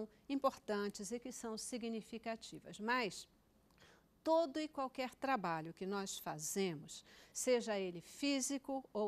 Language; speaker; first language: Portuguese; native; Portuguese